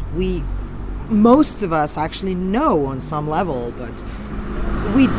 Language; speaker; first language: English; non-native, fluent; Serbian